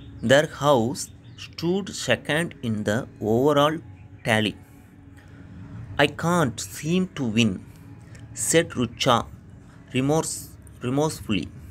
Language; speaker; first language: English; non-native, local second language; Tamil